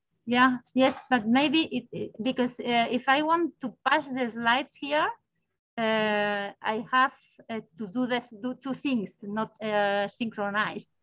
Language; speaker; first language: English; non-native, learner; Spanish